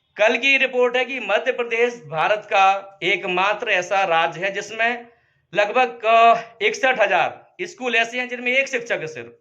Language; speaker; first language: Hindi; native; Hindi